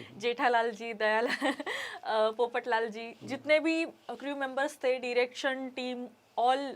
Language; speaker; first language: Hindi; non-native, local second language; Marathi